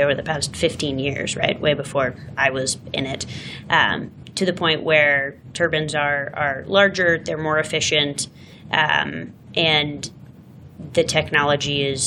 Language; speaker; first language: English; native; English